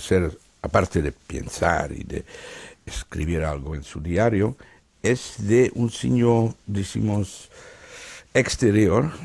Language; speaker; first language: Spanish; non-native, fluent; Dutch